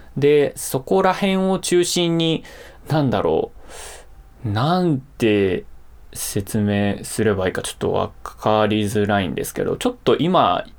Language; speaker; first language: Japanese; early bilingual, heritage; Japanese